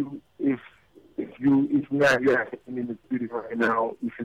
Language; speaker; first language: English; non-native, local second language; Yoruba